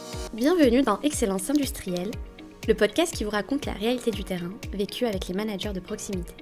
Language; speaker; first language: French; native; French